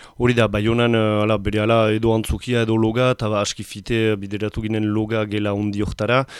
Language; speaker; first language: Basque; native; Basque